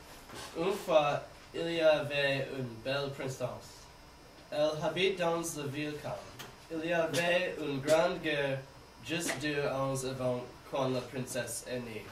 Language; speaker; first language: French; non-native, learner; English